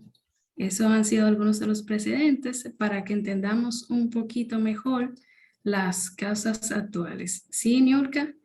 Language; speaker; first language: Spanish; native; Spanish